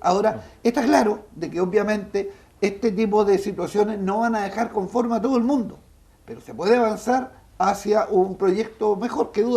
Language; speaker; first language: Spanish; native; Spanish